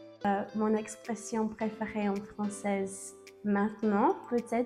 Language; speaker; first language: French; non-native, learner; English